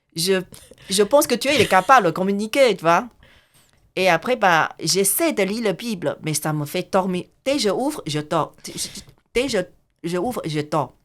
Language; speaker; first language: French; non-native, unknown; Chinese